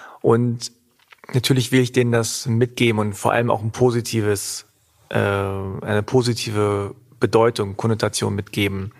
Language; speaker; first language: German; native; German